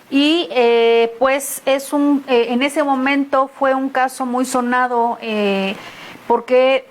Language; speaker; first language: Spanish; native; Spanish